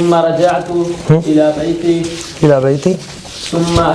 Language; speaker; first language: Arabic; non-native, learner; Urdu